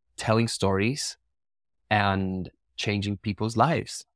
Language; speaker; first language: English; non-native, fluent; Spanish